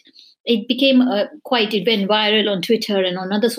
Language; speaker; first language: English; non-native, local second language; Hindi